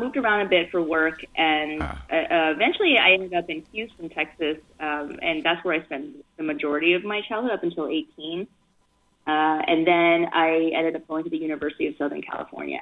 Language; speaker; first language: English; early bilingual, other home language; Chinese